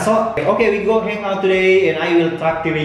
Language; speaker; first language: English; non-native, learner; Indonesian